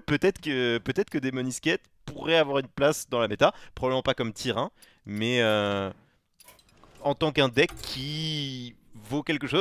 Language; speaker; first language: French; native; French